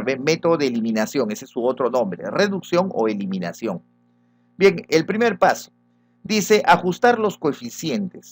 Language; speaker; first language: Spanish; native; Spanish